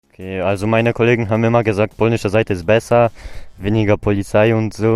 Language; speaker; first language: German; non-native, learner; Polish